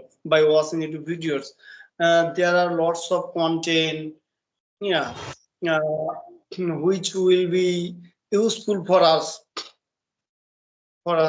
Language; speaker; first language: English; non-native, learner; Bangla